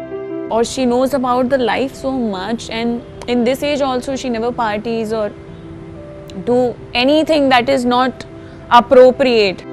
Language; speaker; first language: English; non-native, local second language; Hindi